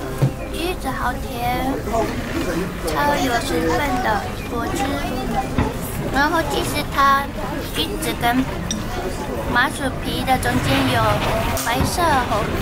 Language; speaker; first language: Chinese; non-native, fluent; Japanese